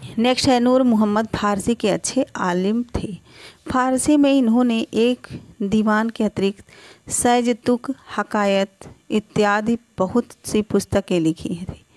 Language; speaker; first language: Hindi; native; Hindi